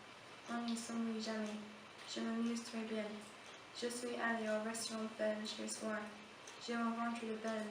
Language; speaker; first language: French; non-native, learner; English